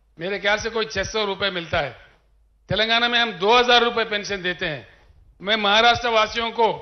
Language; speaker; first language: Hindi; non-native, local second language; Telugu